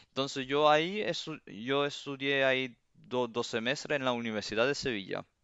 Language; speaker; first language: Spanish; early bilingual, heritage; Spanish